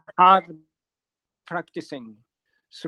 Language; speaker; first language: English; non-native, learner; Japanese